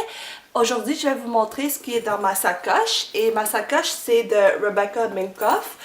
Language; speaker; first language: French; non-native, fluent; English